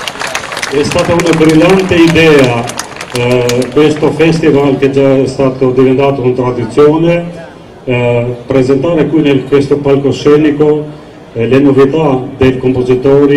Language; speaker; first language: Italian; non-native, fluent; Albanian